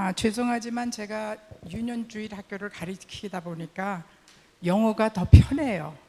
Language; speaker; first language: Korean; early bilingual, heritage; Korean